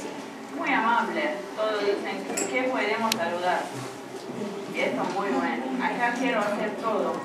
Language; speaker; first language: Spanish; non-native, learner; Arabic